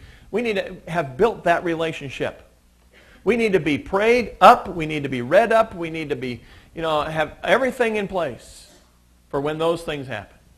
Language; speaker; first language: English; native; English